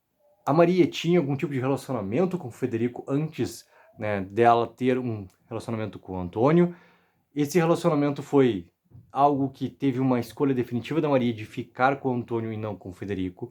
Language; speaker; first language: Portuguese; native; Portuguese